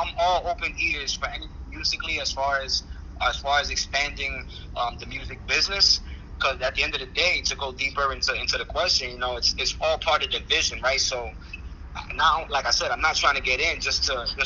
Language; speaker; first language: English; native; English